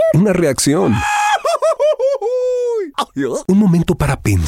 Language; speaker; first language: Spanish; native; Spanish